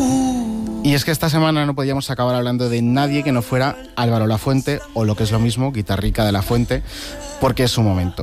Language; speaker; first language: Spanish; native; Spanish